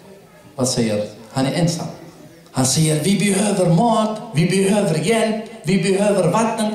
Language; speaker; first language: Swedish; non-native, fluent; Arabic